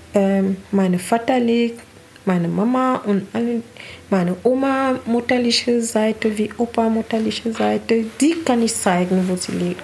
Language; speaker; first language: German; non-native, learner; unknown